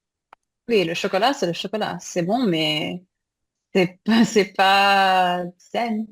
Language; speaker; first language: French; non-native, learner; English